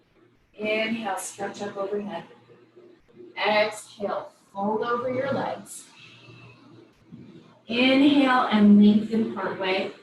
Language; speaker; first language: English; native; English